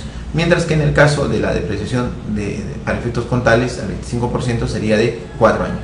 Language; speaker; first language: Spanish; native; Spanish